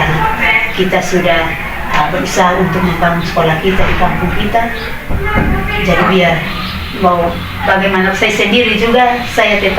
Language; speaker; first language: Indonesian; non-native, local second language; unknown